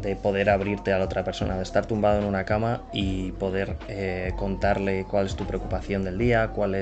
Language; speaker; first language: Spanish; native; Spanish